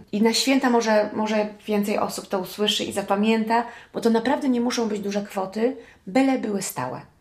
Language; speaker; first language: Polish; early bilingual, heritage; Polish